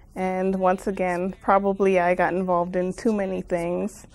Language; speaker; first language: English; native; English